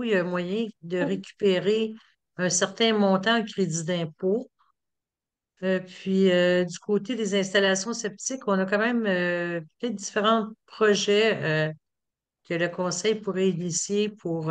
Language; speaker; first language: French; native; French